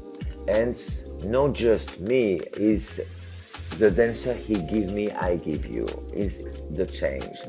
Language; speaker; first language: English; non-native, learner; French